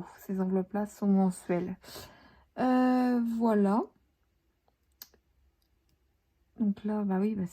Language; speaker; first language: French; native; French